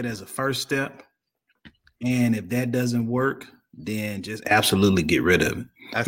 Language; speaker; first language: English; native; English